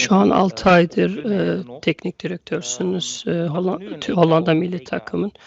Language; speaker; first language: Turkish; early bilingual, heritage; Turkish